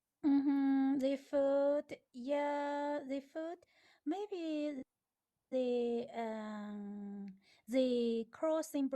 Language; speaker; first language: English; non-native, learner; Chinese